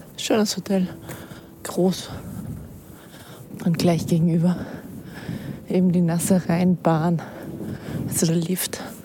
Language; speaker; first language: German; native; German